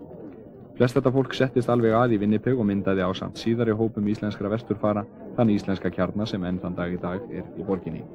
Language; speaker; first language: Icelandic; native; Icelandic